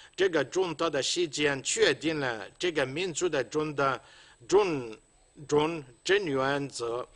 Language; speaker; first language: Chinese; non-native, fluent; Arabic